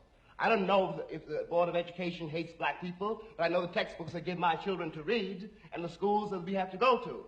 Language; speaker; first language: English; native; English